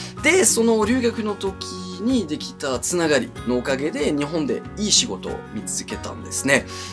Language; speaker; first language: Japanese; non-native, fluent; French